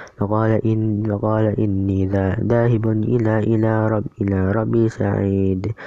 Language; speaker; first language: Arabic; non-native, learner; Indonesian